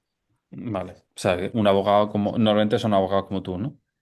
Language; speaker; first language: Spanish; native; Spanish